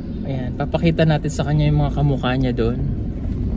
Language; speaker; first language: Filipino; native; Filipino